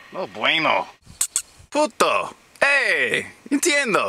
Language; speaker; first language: Spanish; non-native, learner; English